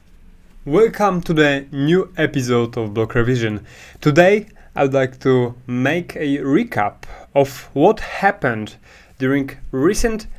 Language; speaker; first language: English; non-native, fluent; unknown